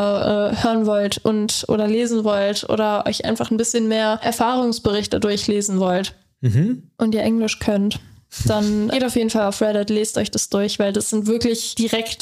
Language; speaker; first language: German; native; German